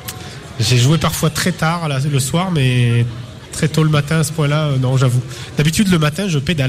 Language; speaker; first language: French; native; French